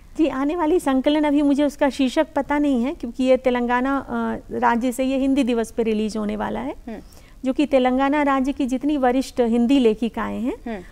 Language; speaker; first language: Hindi; native; Hindi